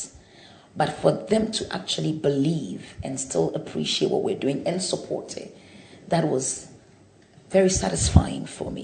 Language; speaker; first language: English; non-native, local second language; Akan